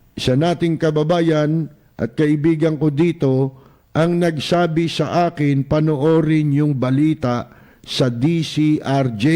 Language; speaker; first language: Filipino; native; Filipino